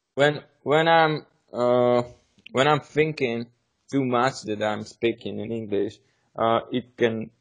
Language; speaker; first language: English; non-native, learner; Czech